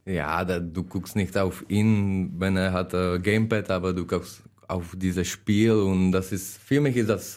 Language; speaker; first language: German; non-native, learner; Czech